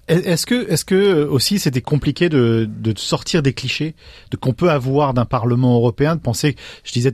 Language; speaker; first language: French; native; French